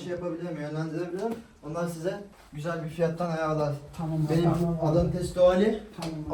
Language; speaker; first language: Turkish; native; Turkish